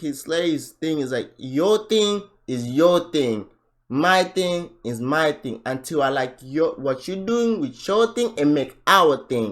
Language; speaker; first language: English; native; English